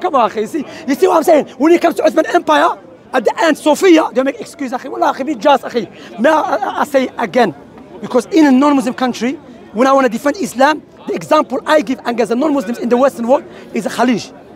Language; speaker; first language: English; non-native, fluent; Arabic